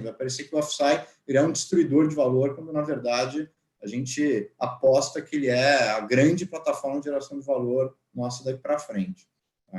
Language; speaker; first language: Portuguese; native; Portuguese